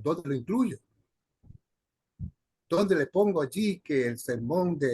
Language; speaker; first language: Spanish; native; Spanish